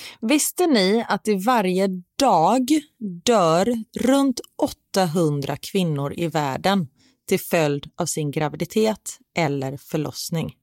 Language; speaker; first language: Swedish; native; Swedish